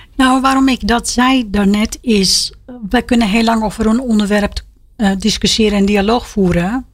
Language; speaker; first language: Dutch; non-native, fluent; Persian